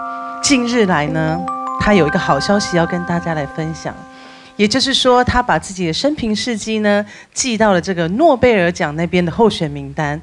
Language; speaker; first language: Chinese; native; Chinese